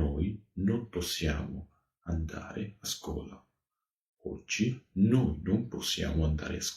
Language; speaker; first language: Italian; non-native, fluent; Georgian